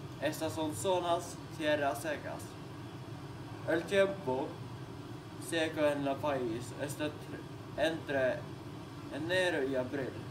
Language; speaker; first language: Spanish; non-native, learner; Swedish